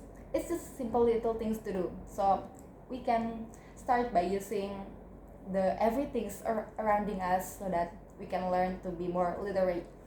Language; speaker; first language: English; non-native, learner; Indonesian